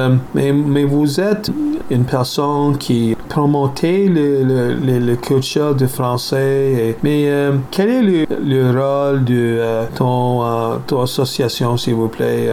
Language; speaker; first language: French; non-native, learner; English